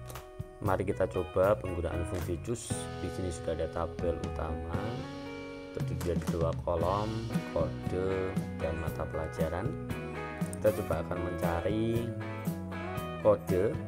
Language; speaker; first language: Indonesian; native; Indonesian